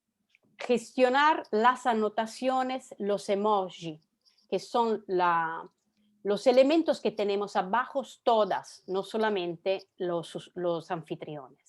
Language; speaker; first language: Spanish; non-native, fluent; Italian